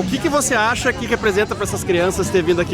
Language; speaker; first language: Portuguese; native; Portuguese